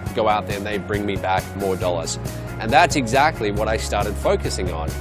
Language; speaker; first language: English; native; English